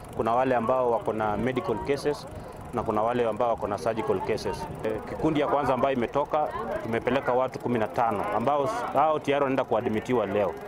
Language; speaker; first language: Swahili; non-native, local second language; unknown